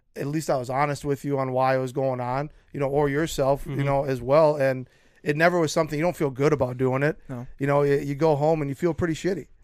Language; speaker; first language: English; native; English